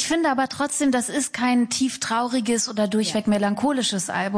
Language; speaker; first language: German; native; German